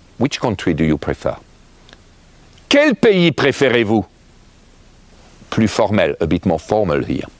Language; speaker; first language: French; native; French